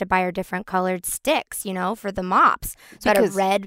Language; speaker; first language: English; native; English